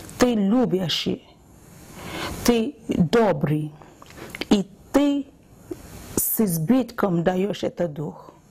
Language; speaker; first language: Russian; non-native, fluent; Yoruba